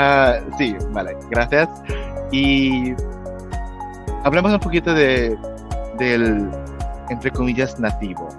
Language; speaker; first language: Spanish; non-native, fluent; Filipino